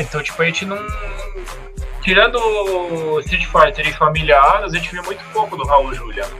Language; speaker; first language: Portuguese; native; Portuguese